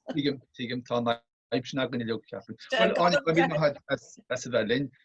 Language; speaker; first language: Irish; native; Irish